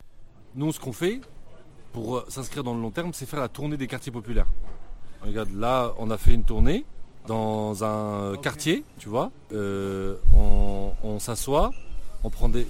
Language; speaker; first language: French; native; French